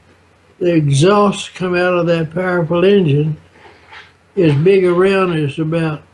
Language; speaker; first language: English; native; English